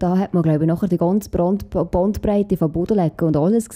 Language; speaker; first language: German; native; German